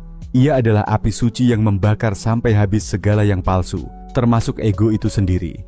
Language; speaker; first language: Indonesian; native; Indonesian